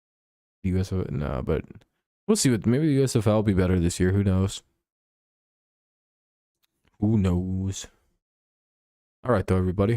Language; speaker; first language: English; native; English